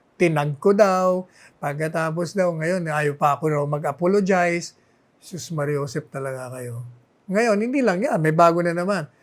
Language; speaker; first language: Filipino; non-native, local second language; Bikol